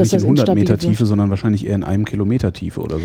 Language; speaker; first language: German; native; German